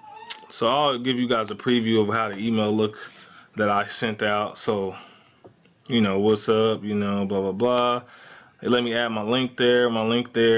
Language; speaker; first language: English; native; English